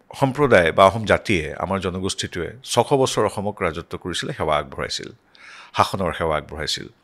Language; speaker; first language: Assamese; native; Assamese